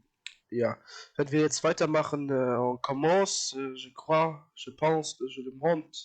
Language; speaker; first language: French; non-native, learner; German